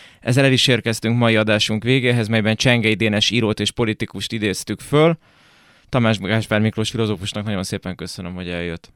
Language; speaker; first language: Hungarian; native; Hungarian